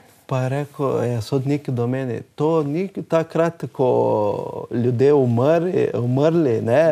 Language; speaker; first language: Slovenian; non-native, learner; Portuguese